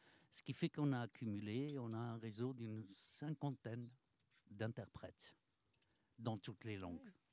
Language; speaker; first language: French; non-native, local second language; Arabic